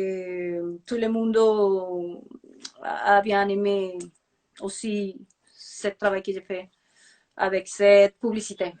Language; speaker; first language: French; non-native, fluent; Spanish